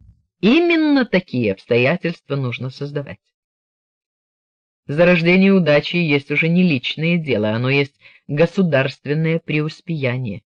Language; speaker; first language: Russian; native; Russian